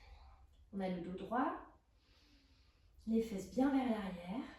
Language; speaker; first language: French; native; French